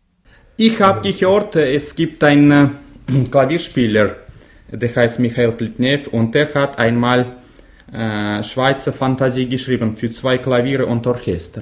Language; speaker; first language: German; non-native, fluent; Russian